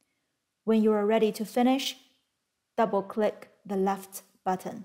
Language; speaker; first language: English; non-native, fluent; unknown